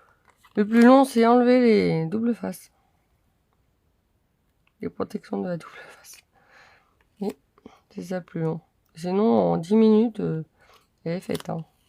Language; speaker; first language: French; native; French